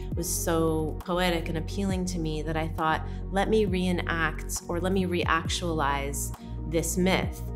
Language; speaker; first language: English; native; English